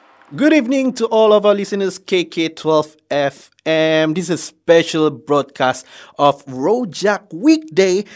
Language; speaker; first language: English; non-native, local second language; Malay